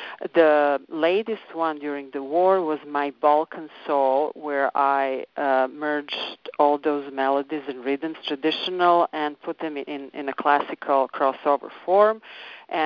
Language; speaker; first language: English; non-native, fluent; Serbian